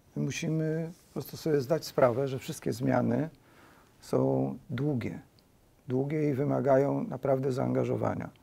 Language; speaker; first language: Polish; early bilingual, heritage; Polish